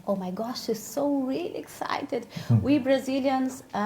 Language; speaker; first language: English; non-native, learner; Portuguese